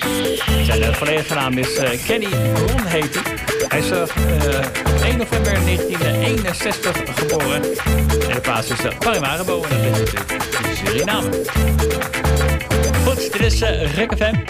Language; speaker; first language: Dutch; native; Dutch